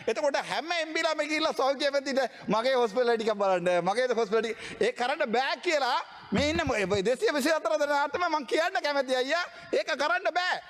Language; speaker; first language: Sinhala; non-native, local second language; Tamil